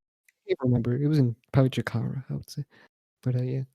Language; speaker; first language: English; native; English